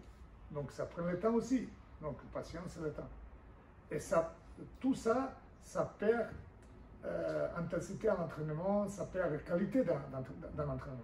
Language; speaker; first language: French; non-native, fluent; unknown